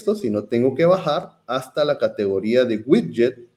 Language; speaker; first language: Spanish; native; Spanish